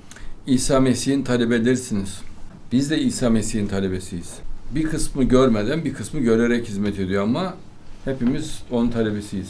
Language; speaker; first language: Turkish; native; Turkish